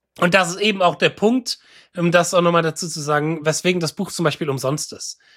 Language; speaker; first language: German; native; German